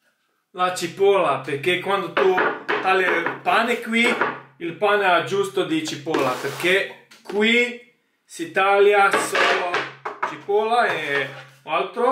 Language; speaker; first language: Italian; non-native, learner; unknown